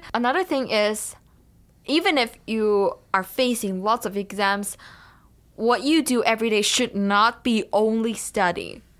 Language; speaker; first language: English; non-native, fluent; Chinese